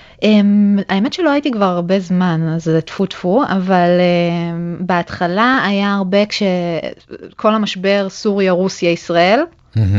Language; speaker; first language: Hebrew; native; Hebrew